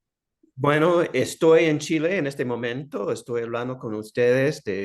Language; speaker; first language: Spanish; non-native, fluent; English